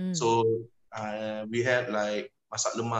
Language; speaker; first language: English; non-native, local second language; Malay